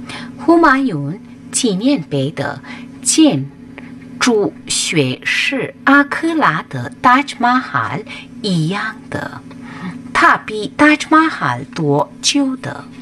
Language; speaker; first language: Chinese; non-native, fluent; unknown